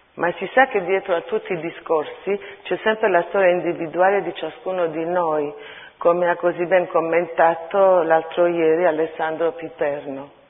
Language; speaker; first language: Italian; early bilingual, other home language; Armenian